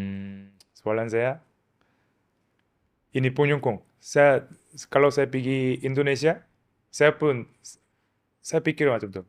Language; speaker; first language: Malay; non-native, learner; Korean